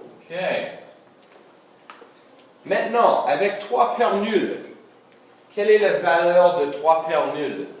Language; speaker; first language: French; non-native, local second language; English